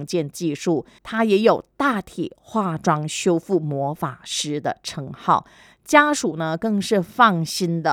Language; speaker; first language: Chinese; native; Chinese